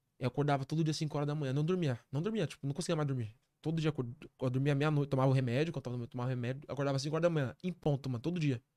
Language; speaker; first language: Portuguese; native; Portuguese